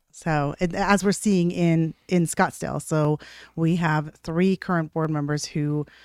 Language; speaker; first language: English; early bilingual, other home language; Norwegian